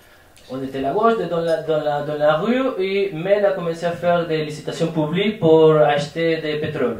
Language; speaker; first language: French; non-native, fluent; Spanish